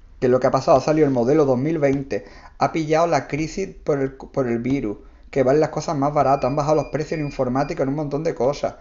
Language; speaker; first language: Spanish; native; Spanish